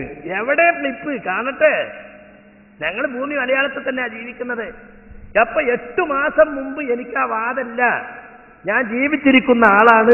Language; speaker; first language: Malayalam; native; Malayalam